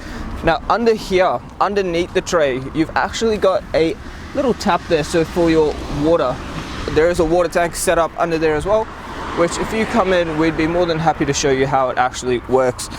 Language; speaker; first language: English; native; English